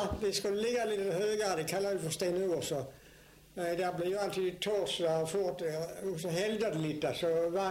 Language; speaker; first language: Swedish; native; Swedish